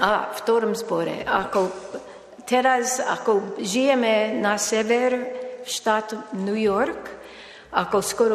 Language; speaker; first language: Slovak; non-native, fluent; English